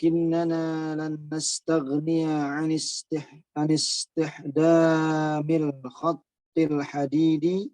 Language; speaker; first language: Arabic; non-native, learner; Indonesian